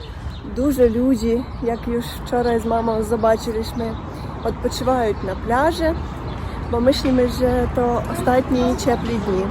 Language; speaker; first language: Polish; non-native, learner; Russian